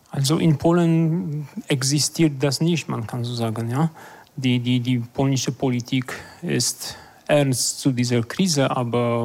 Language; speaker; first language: German; non-native, fluent; Polish